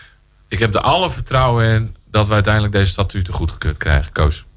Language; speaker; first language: Dutch; native; Dutch